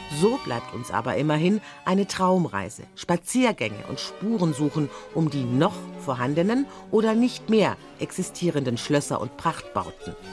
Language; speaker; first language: German; native; German